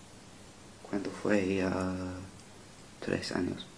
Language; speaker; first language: Spanish; non-native, learner; English